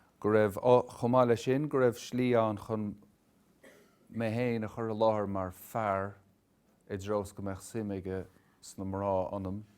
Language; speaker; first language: Irish; native; Irish